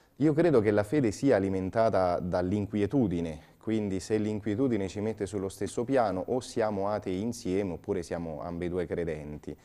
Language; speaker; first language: Italian; native; Italian